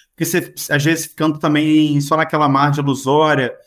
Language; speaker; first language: Portuguese; native; Portuguese